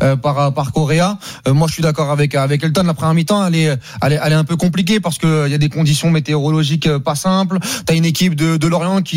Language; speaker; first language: French; native; French